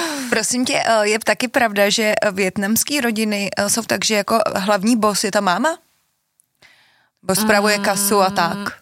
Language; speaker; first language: Czech; native; Czech